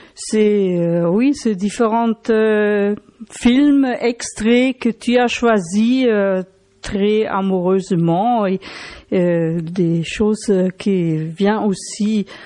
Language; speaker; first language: French; non-native, fluent; German